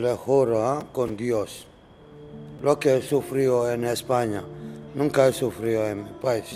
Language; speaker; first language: Spanish; non-native, learner; Arabic